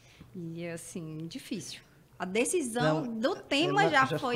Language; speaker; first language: Portuguese; native; Portuguese